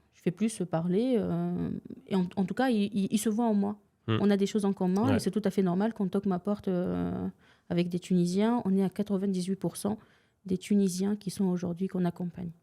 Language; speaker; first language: French; non-native, local second language; Arabic